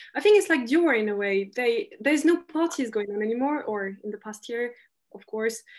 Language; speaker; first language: English; non-native, fluent; French